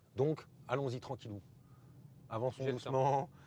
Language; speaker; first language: French; native; French